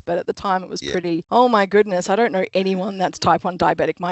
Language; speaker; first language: English; native; English